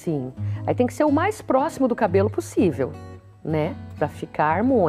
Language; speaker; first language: Portuguese; native; Portuguese